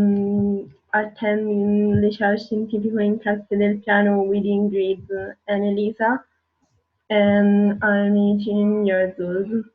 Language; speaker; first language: English; non-native, learner; Italian